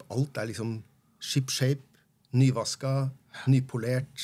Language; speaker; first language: Norwegian; native; Norwegian